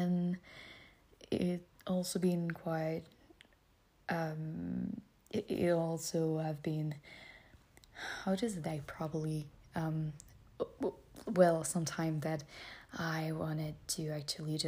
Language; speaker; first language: English; non-native, fluent; French